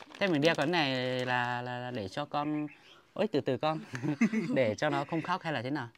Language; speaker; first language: Vietnamese; non-native, local second language; Hmong